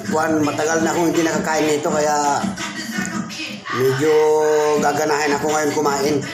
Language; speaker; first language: Filipino; non-native, local second language; Iloko